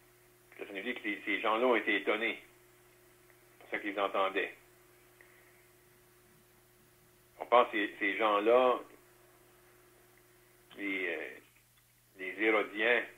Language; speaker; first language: French; native; French